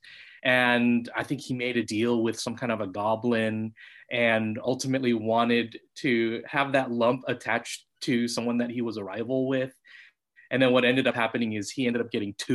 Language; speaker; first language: English; native; English